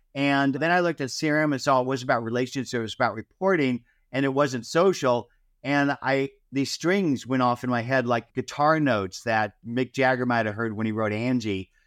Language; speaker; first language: English; native; English